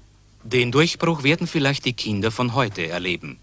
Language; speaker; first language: German; native; German